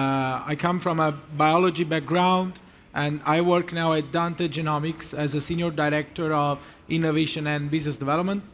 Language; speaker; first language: English; non-native, fluent; Italian